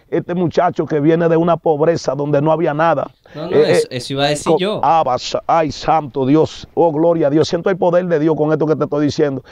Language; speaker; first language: Spanish; native; Spanish